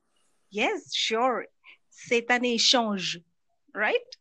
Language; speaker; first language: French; non-native, learner; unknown